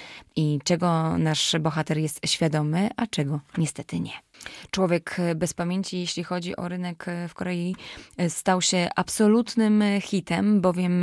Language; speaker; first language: Polish; native; Polish